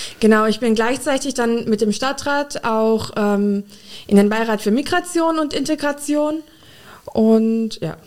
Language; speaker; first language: German; early bilingual, other home language; Urdu